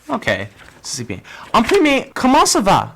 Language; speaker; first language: French; non-native, learner; English